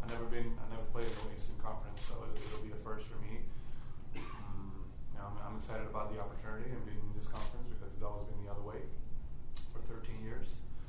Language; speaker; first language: English; non-native, fluent; Spanish